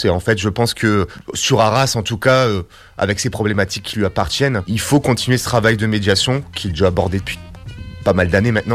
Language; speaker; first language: French; native; French